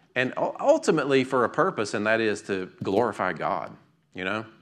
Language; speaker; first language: English; native; English